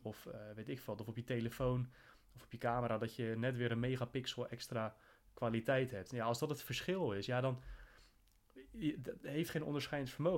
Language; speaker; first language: Dutch; native; Dutch